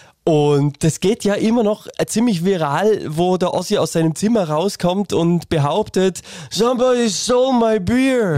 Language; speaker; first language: German; native; German